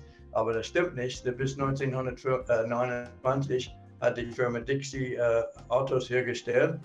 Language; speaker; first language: German; non-native, fluent; English